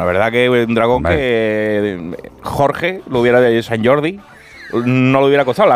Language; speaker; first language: Spanish; native; Spanish